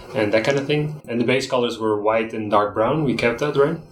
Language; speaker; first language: English; non-native, fluent; Dutch